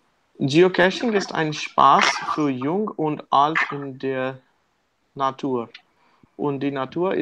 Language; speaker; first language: German; non-native, learner; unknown